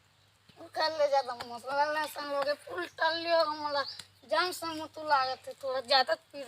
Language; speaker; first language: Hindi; non-native, local second language; Chhattisgarhi